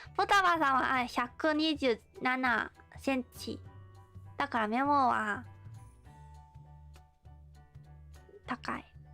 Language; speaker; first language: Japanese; non-native, learner; English